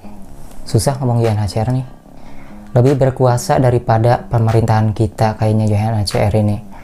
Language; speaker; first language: Indonesian; native; Indonesian